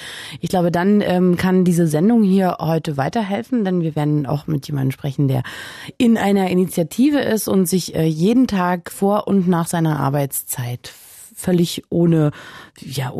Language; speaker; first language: German; native; German